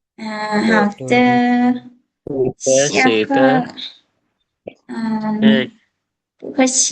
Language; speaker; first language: Chinese; non-native, fluent; Lao